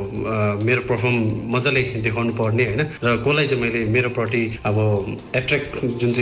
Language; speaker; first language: Nepali; native; Nepali